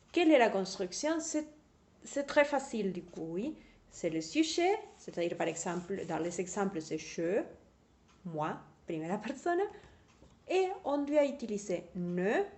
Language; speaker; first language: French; non-native, fluent; Spanish